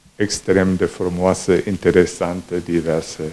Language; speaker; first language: Romanian; non-native, fluent; German